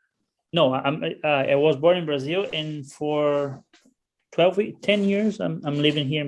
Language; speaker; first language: English; non-native, learner; Portuguese